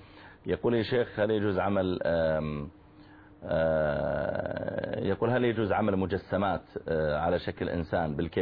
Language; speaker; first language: Arabic; native; Arabic